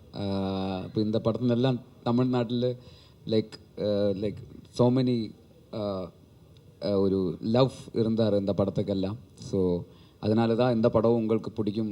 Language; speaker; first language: Tamil; non-native, learner; Malayalam